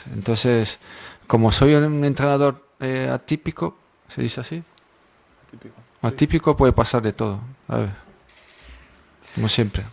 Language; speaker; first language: Spanish; non-native, fluent; French